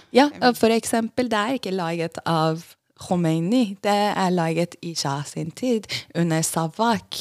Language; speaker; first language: Norwegian; non-native, fluent; Persian